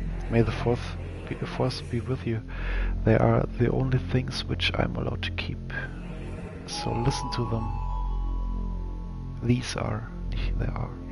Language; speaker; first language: English; non-native, fluent; German